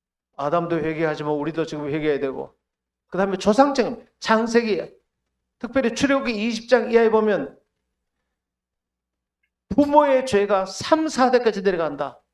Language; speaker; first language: Korean; native; Korean